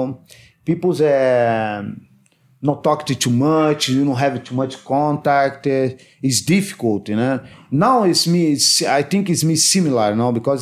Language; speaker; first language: English; non-native, learner; Portuguese